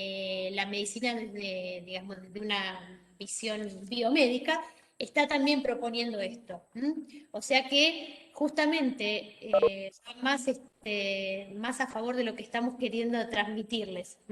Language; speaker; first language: Spanish; native; Spanish